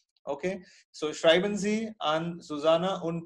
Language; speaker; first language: German; non-native, fluent; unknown